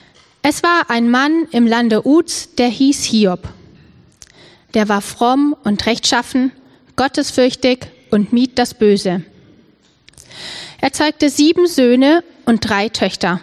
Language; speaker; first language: German; native; German